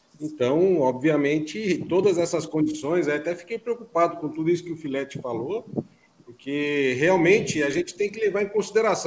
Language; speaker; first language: Portuguese; native; Portuguese